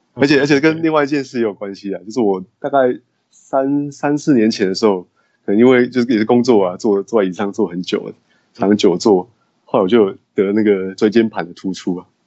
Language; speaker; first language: Chinese; native; Chinese